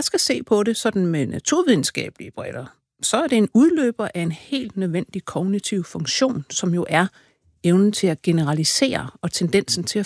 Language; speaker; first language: Danish; native; Danish